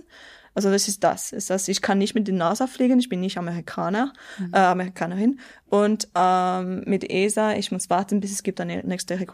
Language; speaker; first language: German; non-native, local second language; French